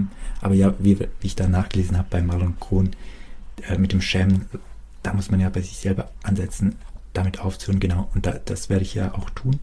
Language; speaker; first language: German; native; German